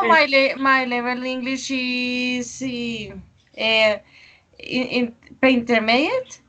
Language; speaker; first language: English; non-native, learner; Spanish